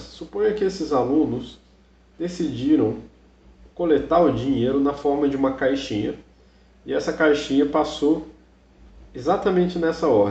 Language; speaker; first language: Portuguese; native; Portuguese